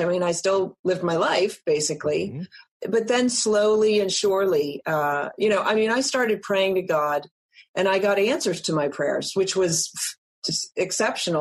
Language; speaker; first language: English; native; English